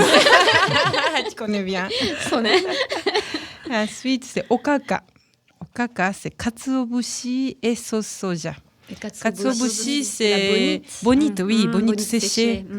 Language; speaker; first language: French; non-native, fluent; Japanese